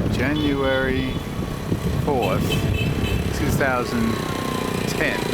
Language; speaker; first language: English; native; English